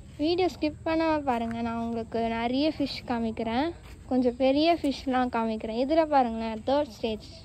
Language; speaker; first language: Tamil; non-native, local second language; Telugu